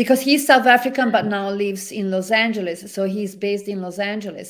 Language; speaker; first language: English; non-native, fluent; Italian